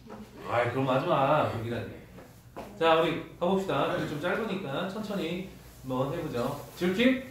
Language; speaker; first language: Korean; native; Korean